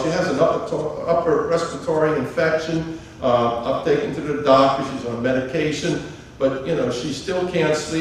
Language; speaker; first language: English; native; English